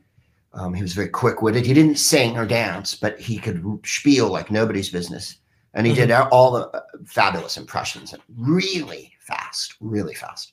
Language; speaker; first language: English; native; English